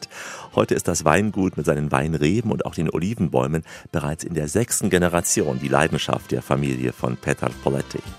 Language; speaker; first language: German; native; German